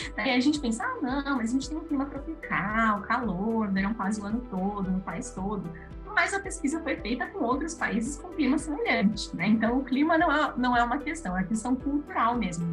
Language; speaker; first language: Portuguese; native; Portuguese